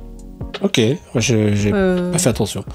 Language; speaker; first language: French; native; French